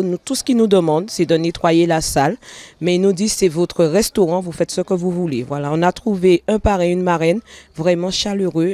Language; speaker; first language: French; native; French